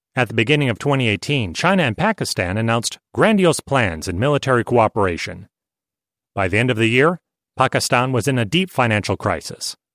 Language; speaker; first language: English; non-native, fluent; Hungarian